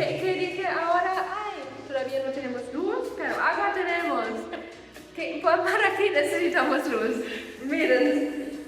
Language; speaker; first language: Spanish; non-native, fluent; German